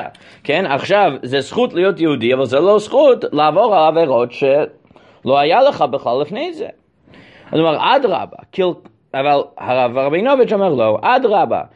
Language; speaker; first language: Hebrew; non-native, fluent; English